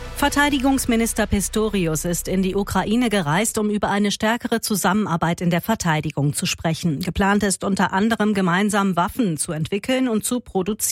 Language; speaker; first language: German; native; German